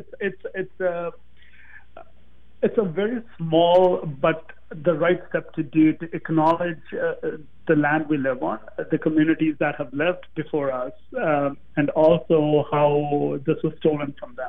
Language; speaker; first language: English; non-native, local second language; Punjabi